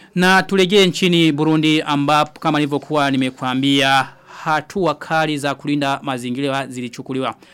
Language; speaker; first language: Swahili; non-native, local second language; Rundi